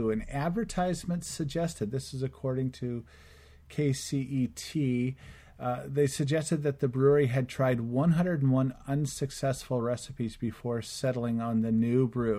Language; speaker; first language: English; native; English